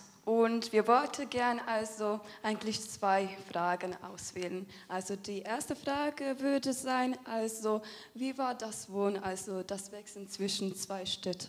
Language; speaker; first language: German; non-native, fluent; Serbian